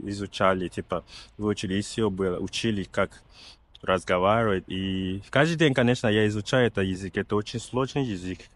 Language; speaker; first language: Russian; non-native, learner; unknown